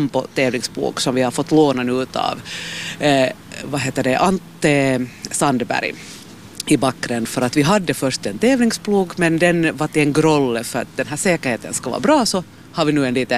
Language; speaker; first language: Swedish; native; Swedish